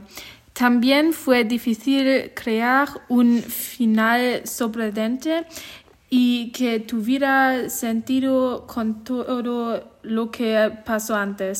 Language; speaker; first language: Spanish; non-native, learner; German